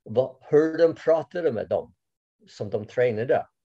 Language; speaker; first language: Swedish; non-native, fluent; English